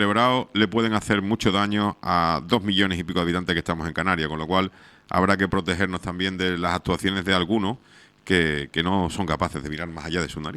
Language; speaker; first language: Spanish; native; Spanish